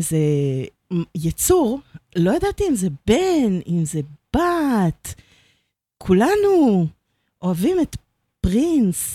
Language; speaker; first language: Hebrew; native; Hebrew